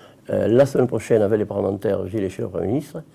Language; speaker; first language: French; native; French